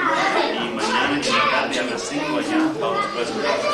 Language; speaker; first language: Spanish; non-native, fluent; English